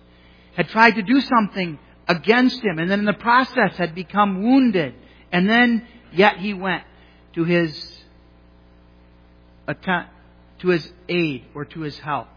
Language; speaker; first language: English; native; English